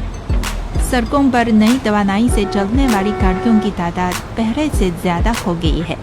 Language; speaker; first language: Urdu; non-native, fluent; Chinese